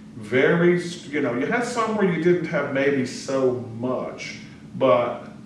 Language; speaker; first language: English; native; English